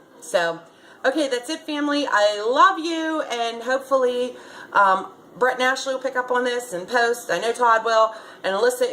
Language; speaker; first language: English; native; English